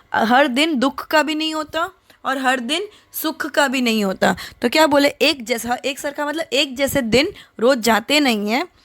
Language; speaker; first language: Hindi; non-native, local second language; Gujarati